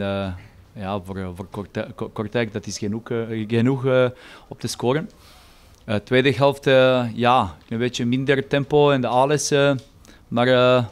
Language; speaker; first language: Dutch; non-native, fluent; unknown